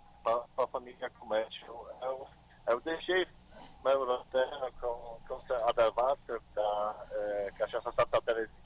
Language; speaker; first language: Portuguese; non-native, learner; Polish